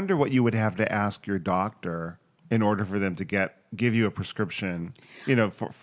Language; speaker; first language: English; native; English